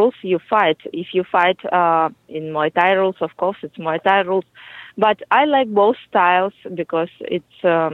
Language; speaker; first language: English; non-native, fluent; Russian